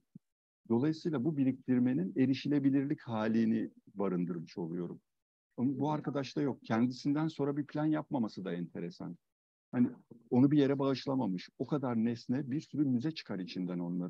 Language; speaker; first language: Turkish; native; Turkish